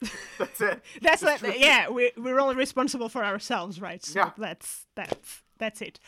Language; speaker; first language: English; non-native, fluent; Portuguese